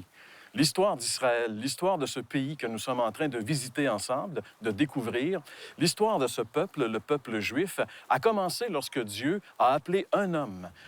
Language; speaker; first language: French; native; French